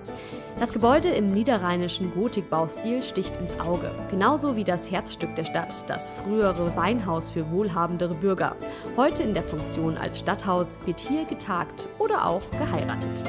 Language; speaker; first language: German; native; German